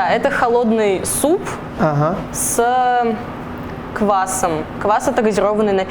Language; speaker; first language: Russian; native; Russian